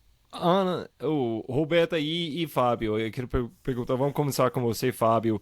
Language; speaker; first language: Portuguese; non-native, fluent; English